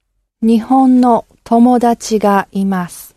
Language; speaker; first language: Japanese; non-native, learner; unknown